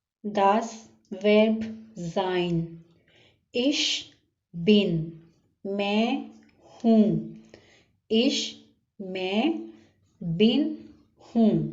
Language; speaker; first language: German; non-native, learner; Urdu